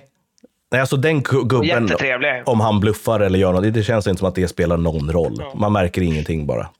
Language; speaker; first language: Swedish; native; Swedish